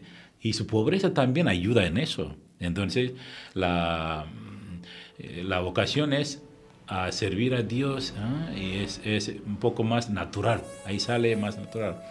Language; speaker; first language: Spanish; non-native, fluent; Tamil